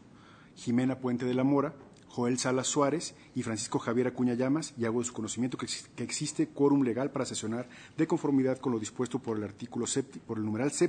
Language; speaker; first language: Spanish; native; Spanish